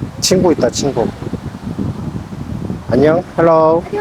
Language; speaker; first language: Korean; native; Korean